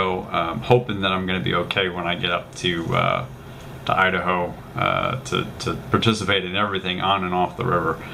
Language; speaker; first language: English; native; English